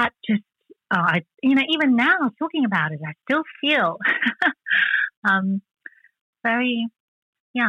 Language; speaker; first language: English; early bilingual, other home language; Chinese